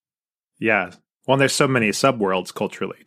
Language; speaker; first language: English; native; English